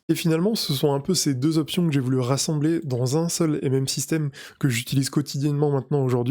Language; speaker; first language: French; native; French